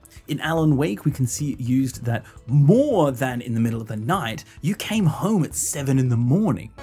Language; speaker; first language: English; native; English